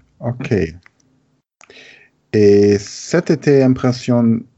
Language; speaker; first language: French; non-native, learner; German